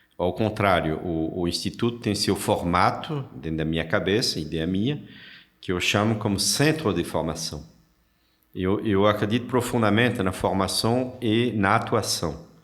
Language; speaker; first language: Portuguese; non-native, fluent; French